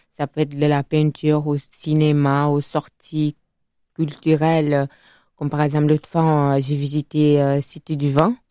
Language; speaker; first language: French; non-native, fluent; Italian